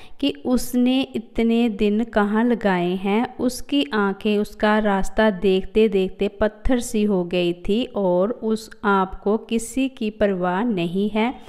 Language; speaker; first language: Hindi; non-native, local second language; Punjabi